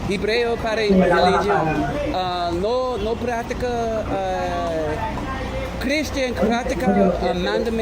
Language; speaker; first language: Spanish; non-native, learner; English